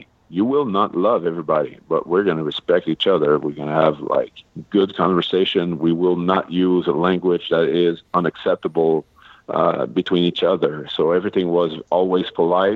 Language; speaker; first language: English; non-native, fluent; French